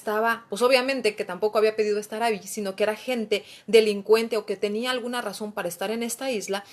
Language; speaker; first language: Spanish; native; Spanish